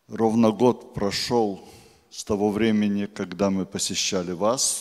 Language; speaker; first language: Polish; non-native, learner; Russian